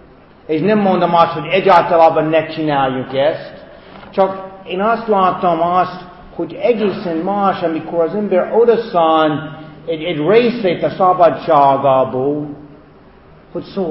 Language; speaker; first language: Hungarian; non-native, fluent; English